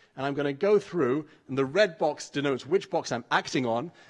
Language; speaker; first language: English; native; English